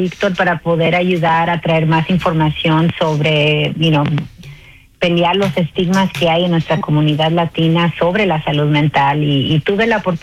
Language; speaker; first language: Spanish; early bilingual, heritage; Spanish